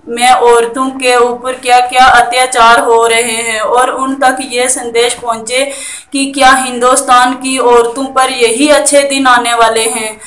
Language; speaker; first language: Hindi; native; Hindi